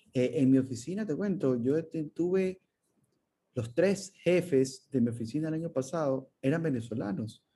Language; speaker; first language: Spanish; native; Spanish